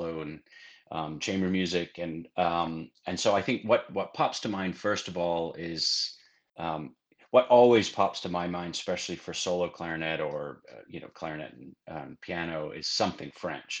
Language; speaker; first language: English; native; English